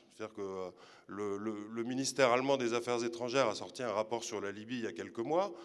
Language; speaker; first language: French; native; French